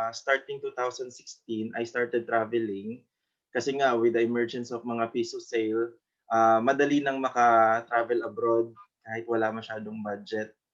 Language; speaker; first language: Filipino; non-native, local second language; Cebuano